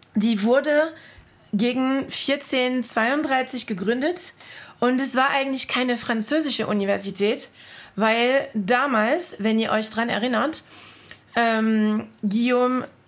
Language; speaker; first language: German; non-native, fluent; French